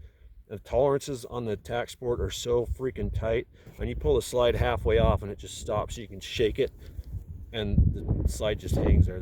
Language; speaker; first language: English; native; English